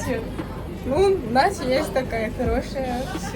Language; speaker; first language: Russian; non-native, learner; Mongolian